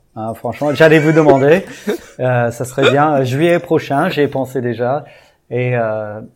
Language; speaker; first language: French; non-native, fluent; English